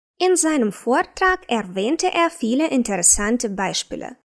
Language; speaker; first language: German; non-native, fluent; Ukrainian